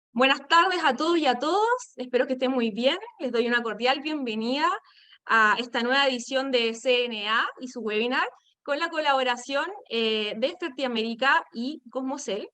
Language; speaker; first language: Spanish; native; Spanish